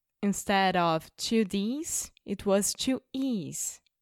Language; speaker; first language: English; non-native, fluent; Portuguese